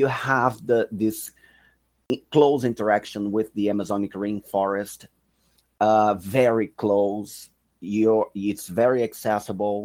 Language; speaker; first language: English; non-native, fluent; Portuguese